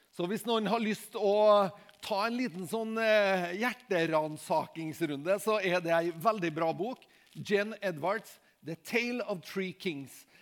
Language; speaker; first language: Norwegian; native; Norwegian